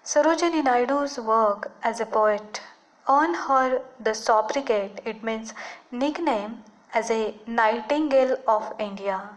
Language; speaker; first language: English; non-native, local second language; Marathi